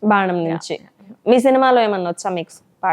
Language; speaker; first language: Telugu; native; Telugu